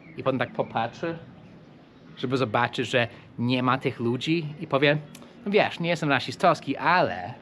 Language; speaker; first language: Polish; early bilingual, heritage; English